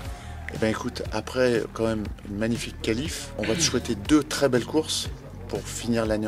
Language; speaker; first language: French; native; French